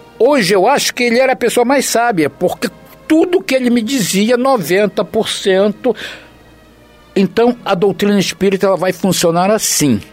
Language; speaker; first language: Portuguese; native; Portuguese